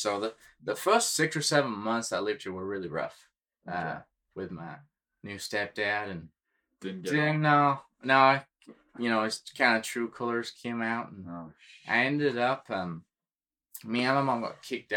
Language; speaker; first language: English; native; English